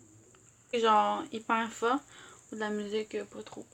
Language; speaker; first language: French; native; French